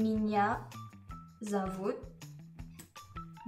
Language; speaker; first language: Russian; non-native, learner; French